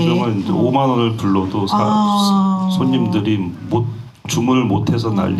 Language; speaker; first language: Korean; native; Korean